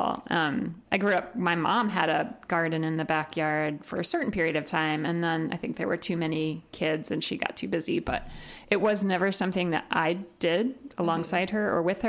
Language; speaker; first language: English; native; English